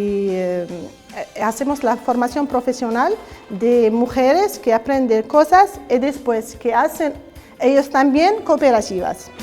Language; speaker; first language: Spanish; non-native, learner; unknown